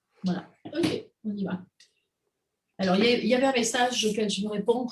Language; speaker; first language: French; native; French